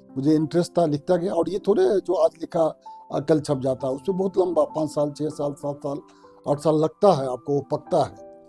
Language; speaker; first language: Hindi; non-native, local second language; Maithili